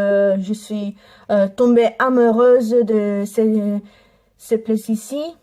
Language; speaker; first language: French; non-native, learner; Italian